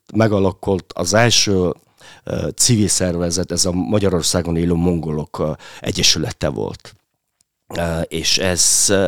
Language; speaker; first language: Hungarian; non-native, fluent; Mongolian